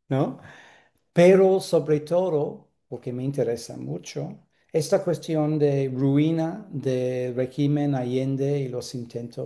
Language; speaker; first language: Spanish; non-native, fluent; English